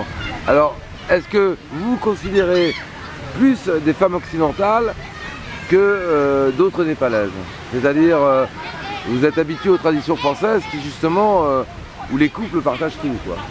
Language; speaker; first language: French; native; French